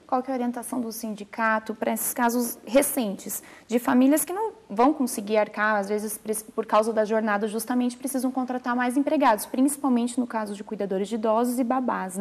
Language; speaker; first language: Portuguese; native; Portuguese